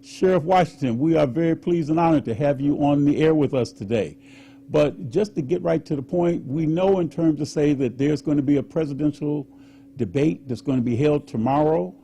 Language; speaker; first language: English; native; English